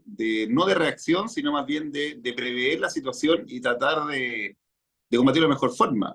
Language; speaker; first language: Spanish; native; Spanish